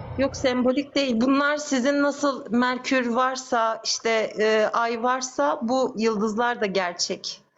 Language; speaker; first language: Turkish; native; Turkish